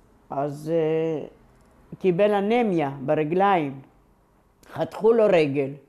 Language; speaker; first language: Hebrew; non-native, local second language; Ladino